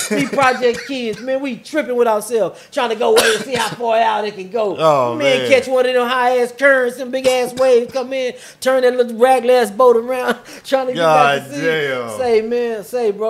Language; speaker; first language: English; native; English